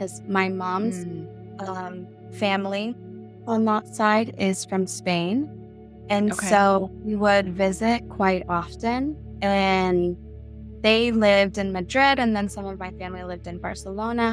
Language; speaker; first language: English; native; English